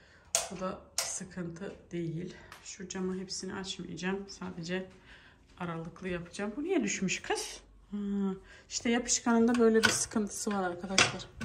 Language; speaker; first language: Turkish; early bilingual, heritage; Turkish